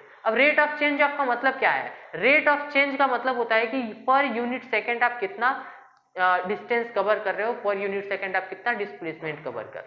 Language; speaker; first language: Hindi; native; Hindi